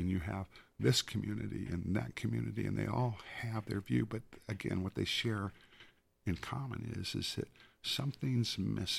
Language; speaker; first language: English; native; English